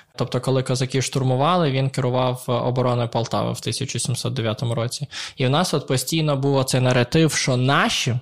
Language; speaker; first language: Ukrainian; native; Ukrainian